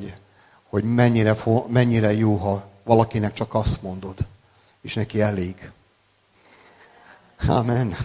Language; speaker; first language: Hungarian; non-native, local second language; Serbian